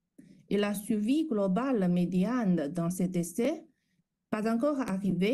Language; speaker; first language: French; non-native, fluent; Chinese